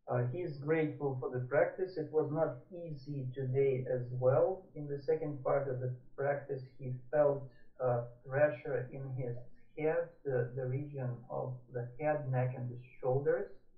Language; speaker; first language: English; non-native, fluent; Russian